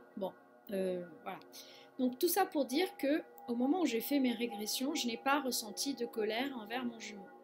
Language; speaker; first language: French; non-native, fluent; Spanish